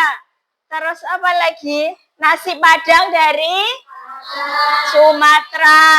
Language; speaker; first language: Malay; non-native, local second language; Javanese